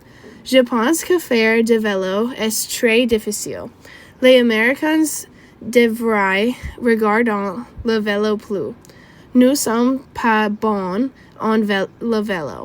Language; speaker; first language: French; non-native, learner; English